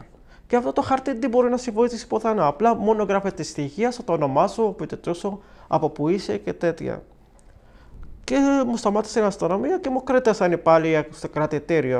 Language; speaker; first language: Greek; non-native, fluent; Arabic